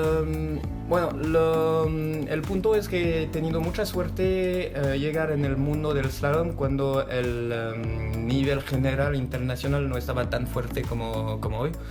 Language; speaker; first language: Spanish; non-native, fluent; French